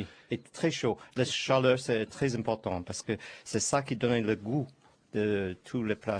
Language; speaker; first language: French; non-native, learner; Chinese